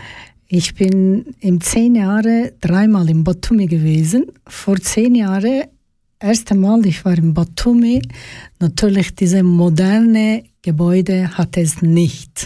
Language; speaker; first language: German; non-native, fluent; Georgian